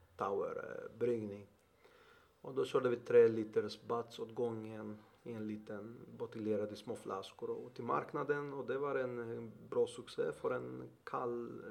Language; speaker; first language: Swedish; non-native, fluent; Greek